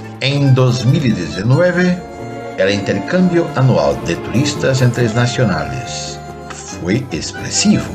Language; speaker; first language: Spanish; non-native, fluent; Portuguese